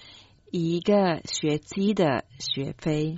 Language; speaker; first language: Chinese; non-native, learner; Croatian